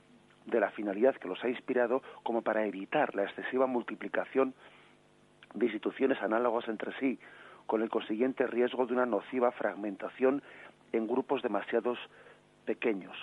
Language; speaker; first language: Spanish; native; Spanish